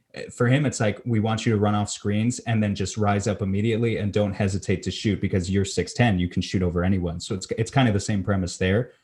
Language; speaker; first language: English; native; English